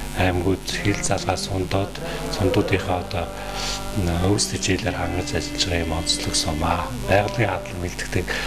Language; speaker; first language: Mongolian; native; Mongolian